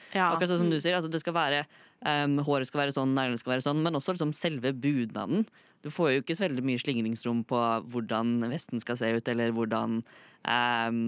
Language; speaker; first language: Norwegian; native; Norwegian